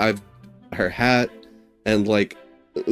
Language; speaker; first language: English; native; English